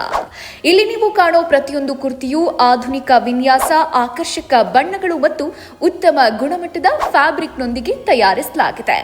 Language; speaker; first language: Kannada; native; Kannada